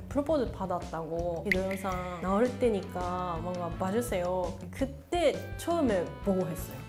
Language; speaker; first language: Korean; non-native, learner; Japanese